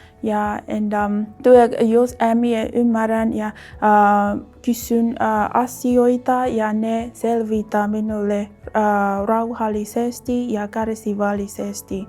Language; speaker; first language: Finnish; non-native, learner; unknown